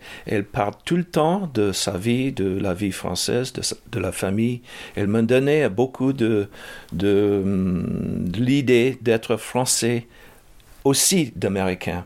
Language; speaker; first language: French; early bilingual, heritage; English